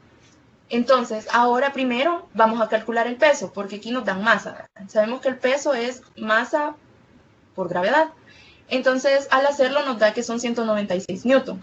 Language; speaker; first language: Spanish; native; Spanish